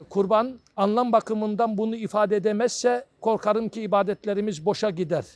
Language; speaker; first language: Turkish; native; Turkish